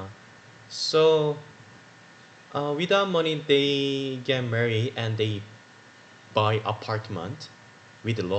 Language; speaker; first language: English; non-native, learner; Korean